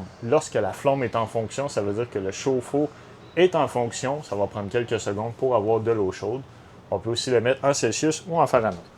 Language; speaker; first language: French; native; French